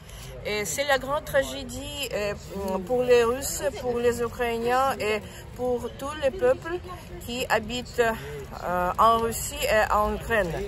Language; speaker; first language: French; non-native, fluent; Russian